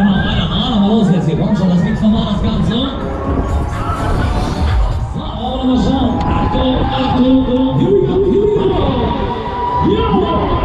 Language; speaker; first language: German; native; German